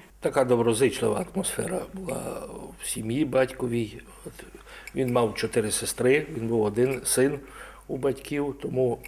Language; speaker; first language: Ukrainian; native; Ukrainian